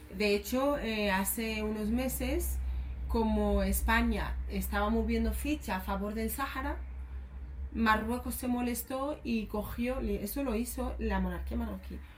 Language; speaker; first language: Spanish; early bilingual, other home language; Arabic